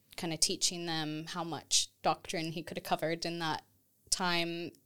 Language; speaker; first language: English; native; English